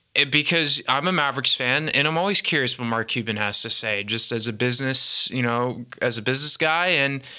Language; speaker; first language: English; native; English